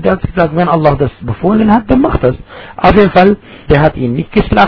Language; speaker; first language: German; non-native, fluent; Arabic